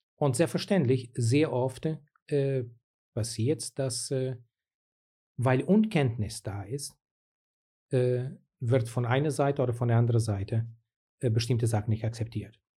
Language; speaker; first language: German; non-native, fluent; Portuguese